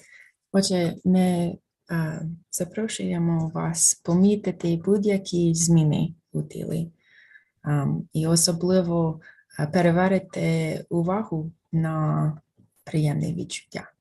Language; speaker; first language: Ukrainian; non-native, fluent; English